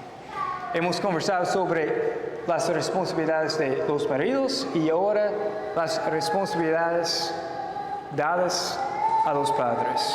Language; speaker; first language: Spanish; non-native, fluent; English